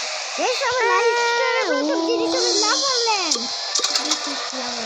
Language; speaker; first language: English; non-native, learner; Bangla